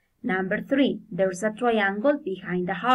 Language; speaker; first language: English; non-native, fluent; Spanish